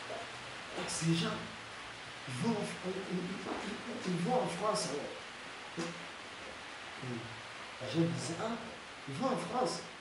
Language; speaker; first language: French; non-native, learner; Kinyarwanda